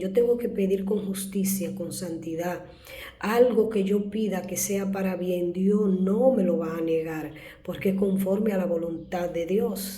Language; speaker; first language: Spanish; native; Spanish